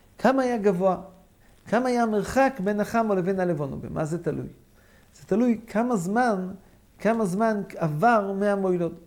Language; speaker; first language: Hebrew; non-native, fluent; English